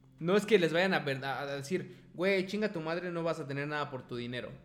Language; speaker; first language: Spanish; native; Spanish